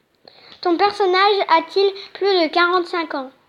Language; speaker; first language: French; native; French